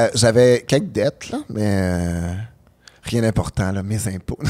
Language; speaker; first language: French; native; French